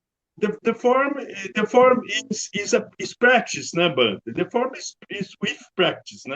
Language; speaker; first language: English; non-native, learner; Portuguese